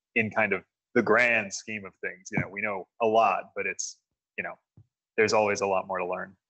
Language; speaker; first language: English; native; English